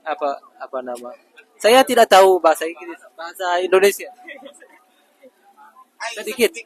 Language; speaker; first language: Indonesian; non-native, learner; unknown